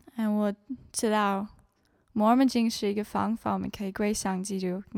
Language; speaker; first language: Chinese; non-native, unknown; English